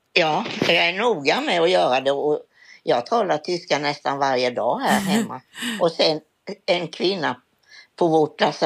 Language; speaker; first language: Swedish; native; Swedish